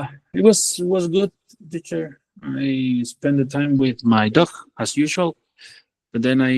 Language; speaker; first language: English; non-native, fluent; Spanish